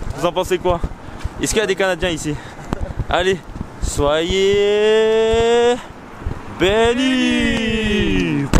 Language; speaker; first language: French; native; French